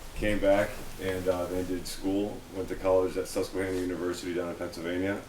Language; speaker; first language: English; native; English